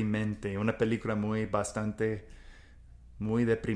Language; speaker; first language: Spanish; non-native, fluent; English